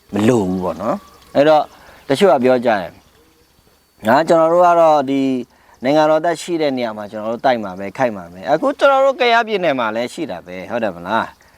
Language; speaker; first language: Burmese; non-native, local second language; Pa'o Karen